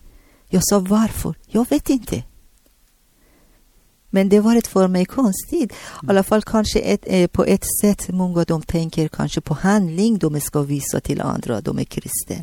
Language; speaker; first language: Swedish; non-native, learner; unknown